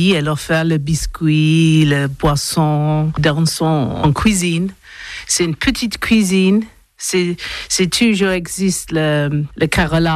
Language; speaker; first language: French; non-native, learner; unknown